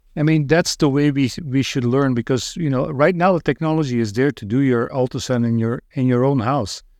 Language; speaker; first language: English; non-native, fluent; Dutch